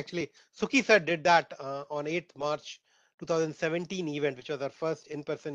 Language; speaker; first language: English; non-native, local second language; Hindi